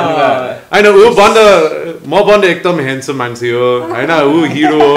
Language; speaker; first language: Nepali; non-native, learner; English